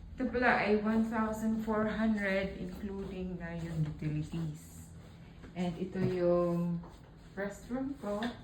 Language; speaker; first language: Filipino; non-native, local second language; Waray